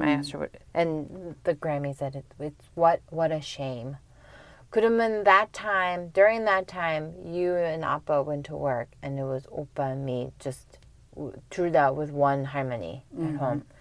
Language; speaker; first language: English; early bilingual, other home language; Korean